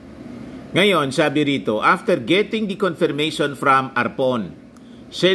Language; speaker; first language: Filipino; native; Filipino